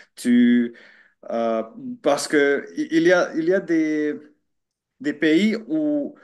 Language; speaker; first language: French; non-native, learner; Finnish